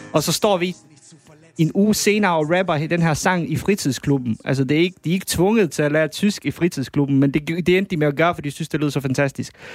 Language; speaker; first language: Danish; early bilingual, other home language; Bosnian